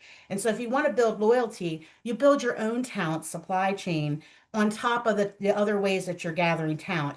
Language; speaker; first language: English; native; English